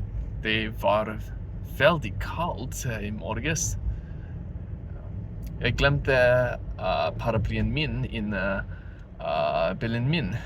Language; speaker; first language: Norwegian; non-native, learner; Japanese